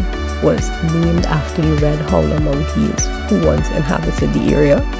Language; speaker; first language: English; native; English